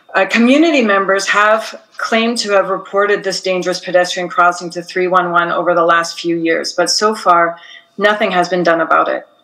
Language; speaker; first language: English; native; English